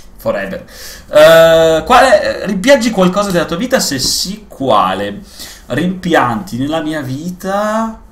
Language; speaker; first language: Italian; native; Italian